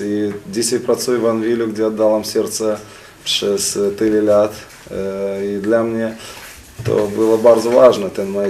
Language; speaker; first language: Polish; non-native, fluent; Russian